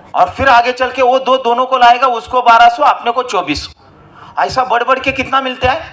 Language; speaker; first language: Hindi; non-native, local second language; Marathi